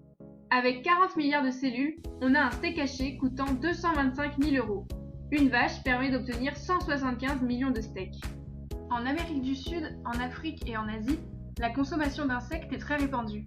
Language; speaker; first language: French; native; French